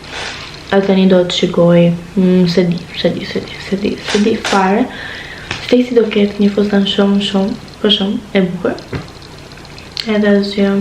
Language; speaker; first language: Albanian; early bilingual, heritage; Albanian